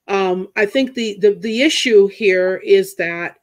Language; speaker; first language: English; native; English